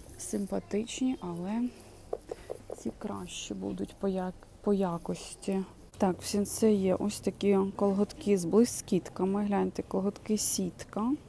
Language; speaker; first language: Ukrainian; non-native, local second language; Russian